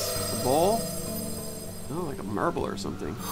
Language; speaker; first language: English; native; English